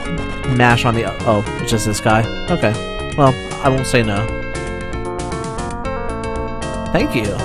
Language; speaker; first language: English; native; English